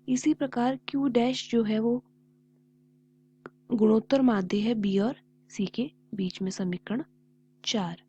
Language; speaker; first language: Hindi; native; Hindi